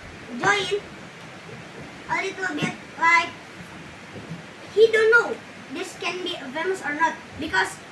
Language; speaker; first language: English; non-native, learner; Indonesian